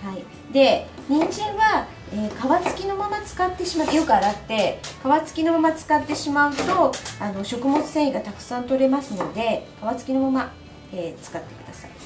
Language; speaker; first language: Japanese; native; Japanese